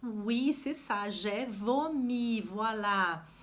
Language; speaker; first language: French; non-native, fluent; Portuguese